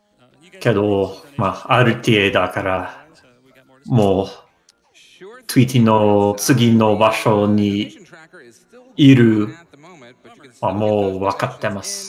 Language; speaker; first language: Japanese; non-native, learner; English